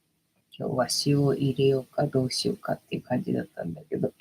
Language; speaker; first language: Japanese; native; Japanese